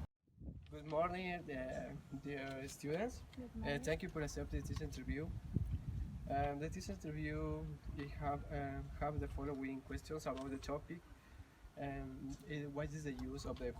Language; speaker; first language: English; non-native, learner; Spanish